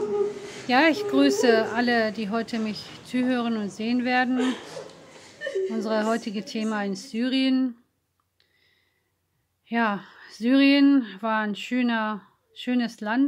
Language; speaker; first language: German; non-native, fluent; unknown